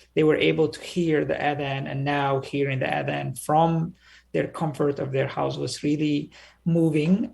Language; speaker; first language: English; early bilingual, other home language; Somali